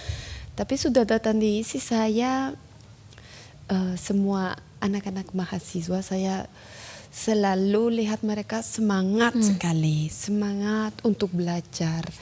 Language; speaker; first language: Indonesian; non-native, learner; Spanish